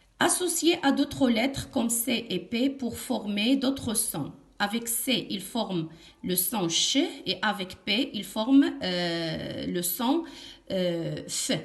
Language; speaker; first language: French; non-native, local second language; Arabic